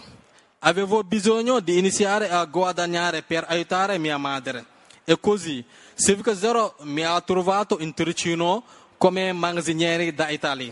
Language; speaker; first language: Italian; non-native, learner; Wolof